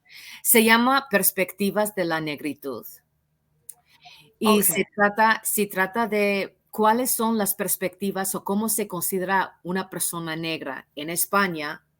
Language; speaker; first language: Spanish; non-native, fluent; English